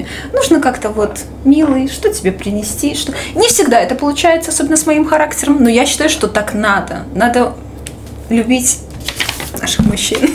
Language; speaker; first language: Russian; native; Russian